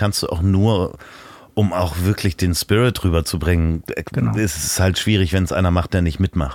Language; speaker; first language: German; native; German